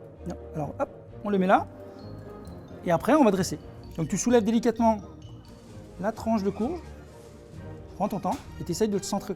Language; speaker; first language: French; native; French